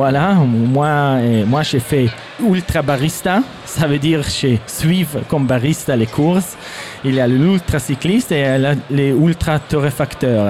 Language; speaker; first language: French; non-native, learner; German